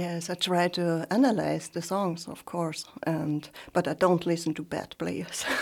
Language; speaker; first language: English; non-native, fluent; German